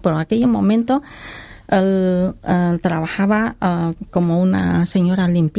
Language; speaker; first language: Spanish; non-native, learner; Khmer